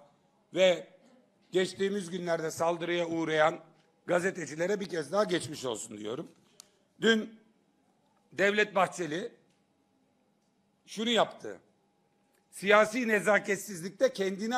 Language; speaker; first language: Turkish; native; Turkish